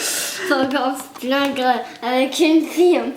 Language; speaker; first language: French; native; French